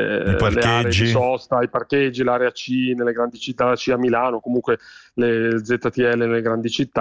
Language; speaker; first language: Italian; native; Italian